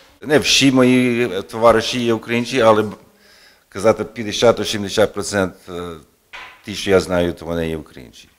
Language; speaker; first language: Ukrainian; early bilingual, heritage; Ukrainian